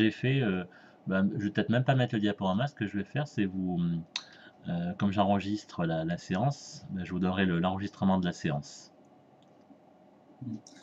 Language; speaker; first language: French; native; French